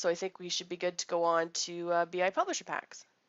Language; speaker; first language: English; native; English